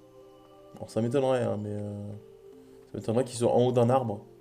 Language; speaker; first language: French; native; French